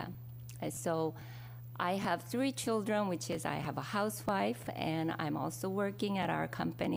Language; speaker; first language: English; non-native, fluent; Korean